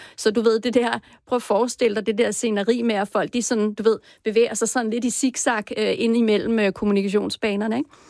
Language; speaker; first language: Danish; native; Danish